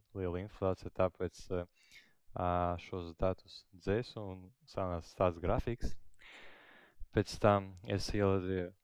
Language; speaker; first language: Latvian; non-native, local second language; Russian